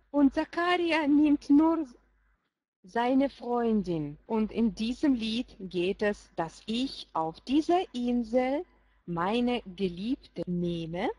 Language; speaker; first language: German; non-native, fluent; Russian